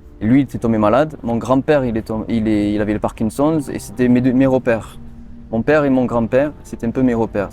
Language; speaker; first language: French; early bilingual, other home language; English